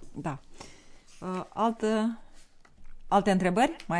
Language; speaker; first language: Romanian; native; Romanian